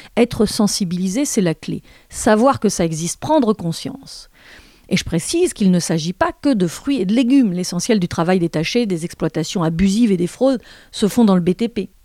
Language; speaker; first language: French; native; French